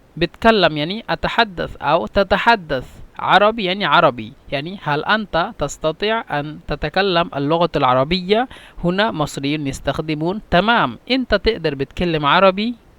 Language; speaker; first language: Egyptian Arabic; non-native, fluent; Bangla